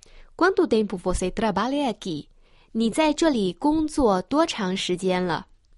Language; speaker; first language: Portuguese; non-native, fluent; Chinese